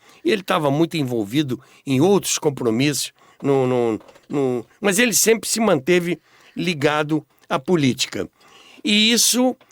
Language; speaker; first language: Portuguese; native; Portuguese